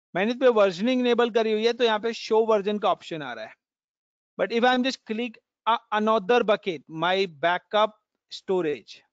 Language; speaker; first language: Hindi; native; Hindi